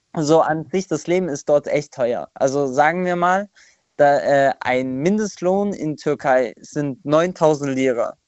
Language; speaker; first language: German; non-native, fluent; Turkish